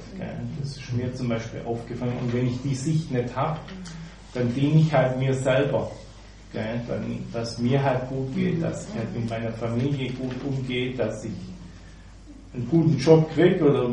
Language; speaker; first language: German; native; German